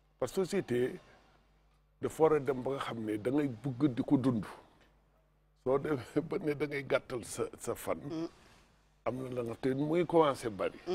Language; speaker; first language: Wolof; non-native, local second language; Fula